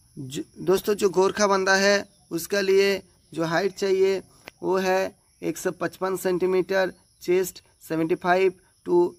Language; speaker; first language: Hindi; non-native, local second language; Bangla